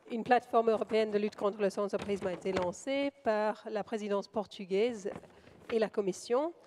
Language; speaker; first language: French; non-native, fluent; English